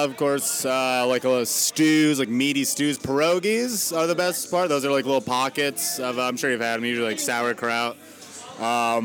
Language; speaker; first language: English; native; English